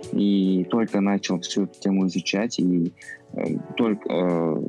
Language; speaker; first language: Russian; non-native, local second language; Kazakh